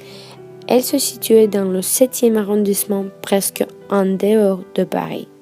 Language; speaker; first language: French; non-native, fluent; Russian